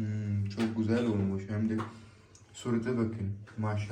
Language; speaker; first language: Turkish; non-native, learner; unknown